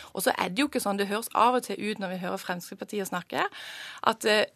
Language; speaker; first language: Norwegian; native; Norwegian